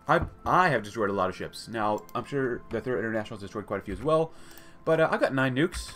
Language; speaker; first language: English; native; English